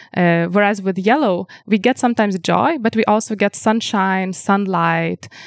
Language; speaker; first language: English; non-native, fluent; Lithuanian